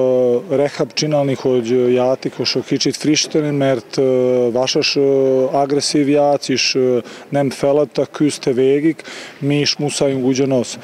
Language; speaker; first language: Hungarian; non-native, learner; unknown